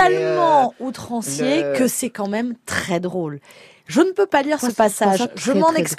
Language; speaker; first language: French; native; French